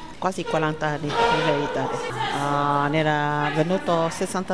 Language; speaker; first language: Italian; non-native, learner; Chinese